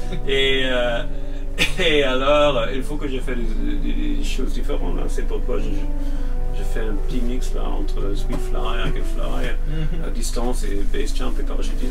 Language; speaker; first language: French; non-native, fluent; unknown